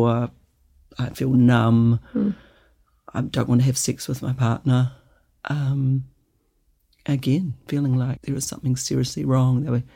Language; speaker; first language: English; native; English